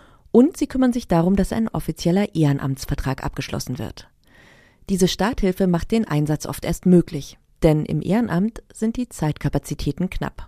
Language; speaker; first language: German; native; German